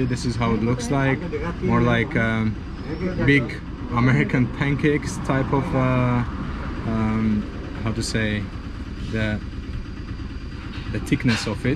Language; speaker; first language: English; non-native, fluent; Azerbaijani